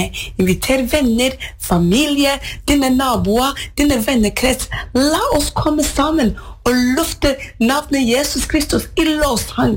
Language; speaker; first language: Norwegian; non-native, fluent; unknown